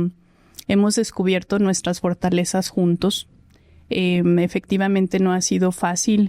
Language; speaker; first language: Spanish; native; Spanish